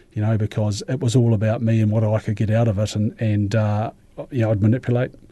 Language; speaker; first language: English; native; English